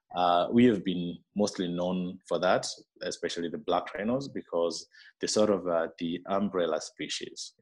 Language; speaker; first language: English; non-native, local second language; Meru